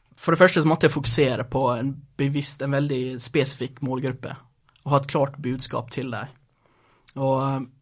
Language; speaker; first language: Norwegian; early bilingual, other home language; Swedish